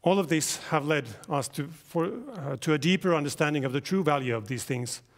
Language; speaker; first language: English; non-native, fluent; Finnish